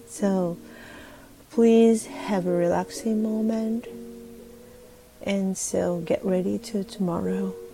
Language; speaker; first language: English; non-native, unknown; Japanese